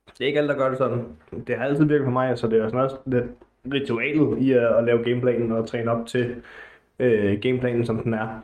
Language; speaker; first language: Danish; native; Danish